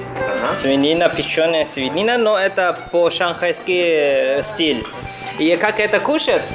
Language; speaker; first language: Russian; non-native, fluent; Chinese